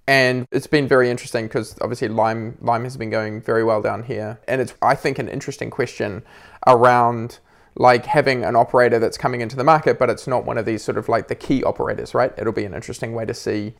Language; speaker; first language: English; native; English